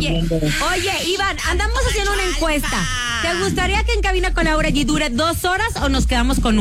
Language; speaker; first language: Spanish; native; Spanish